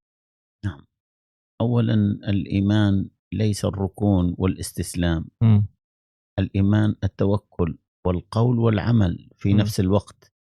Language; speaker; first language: Arabic; native; Arabic